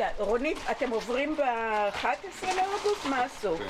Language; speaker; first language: Hebrew; native; Hebrew